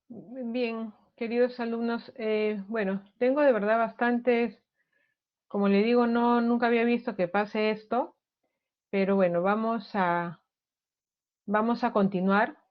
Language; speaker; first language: Spanish; native; Spanish